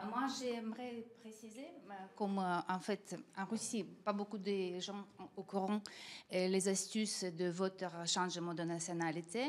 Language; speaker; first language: French; non-native, fluent; Russian